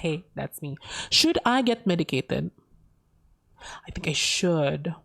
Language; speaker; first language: English; non-native, local second language; Filipino